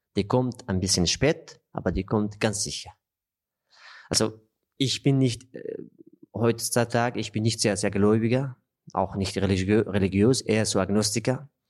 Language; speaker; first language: German; non-native, fluent; Persian